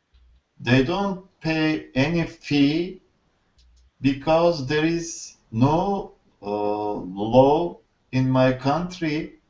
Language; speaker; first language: English; non-native, learner; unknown